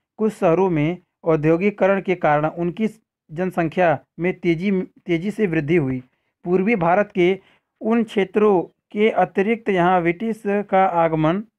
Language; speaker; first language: Hindi; native; Hindi